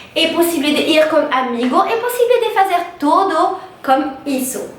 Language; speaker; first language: Portuguese; non-native, learner; French